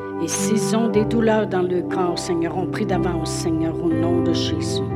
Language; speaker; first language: French; native; French